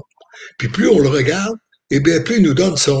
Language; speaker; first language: French; native; French